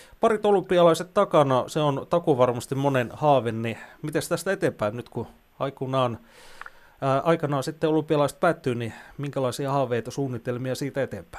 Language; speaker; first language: Finnish; native; Finnish